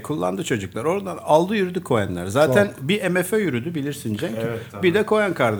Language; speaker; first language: Turkish; native; Turkish